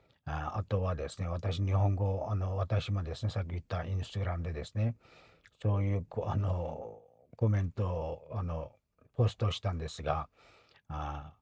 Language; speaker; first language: Japanese; non-native, fluent; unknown